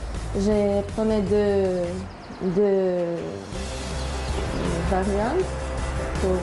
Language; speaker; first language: French; non-native, learner; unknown